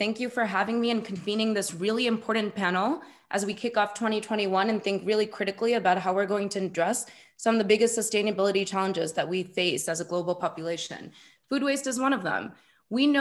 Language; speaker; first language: English; native; English